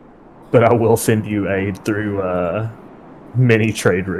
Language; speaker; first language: English; native; English